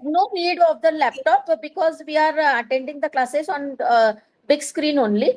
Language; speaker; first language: English; non-native, local second language; Marathi